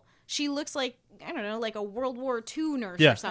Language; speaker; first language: English; native; English